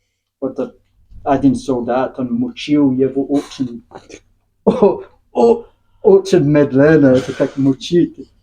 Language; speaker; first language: Russian; non-native, learner; English